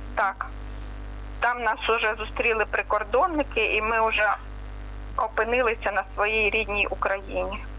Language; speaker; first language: Ukrainian; non-native, local second language; Russian